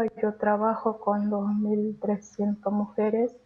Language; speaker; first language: Spanish; non-native, local second language; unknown